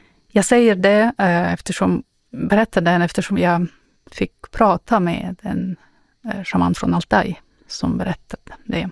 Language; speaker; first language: Swedish; non-native, fluent; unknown